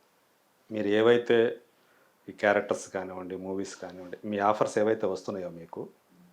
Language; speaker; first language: Telugu; native; Telugu